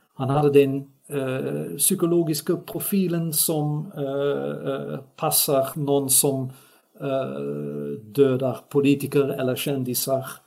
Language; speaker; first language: Swedish; non-native, fluent; Dutch